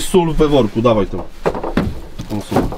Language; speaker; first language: Polish; native; Polish